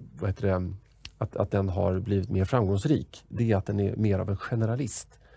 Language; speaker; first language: Swedish; native; Swedish